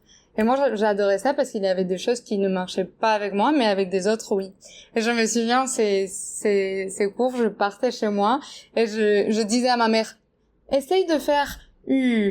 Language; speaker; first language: French; non-native, fluent; Spanish